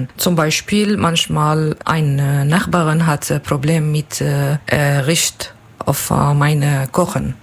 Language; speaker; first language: German; non-native, learner; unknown